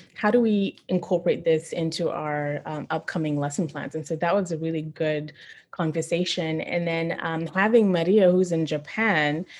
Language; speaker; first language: English; non-native, local second language; Shona